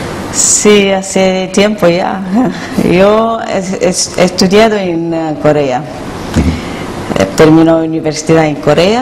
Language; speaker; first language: Spanish; non-native, learner; Korean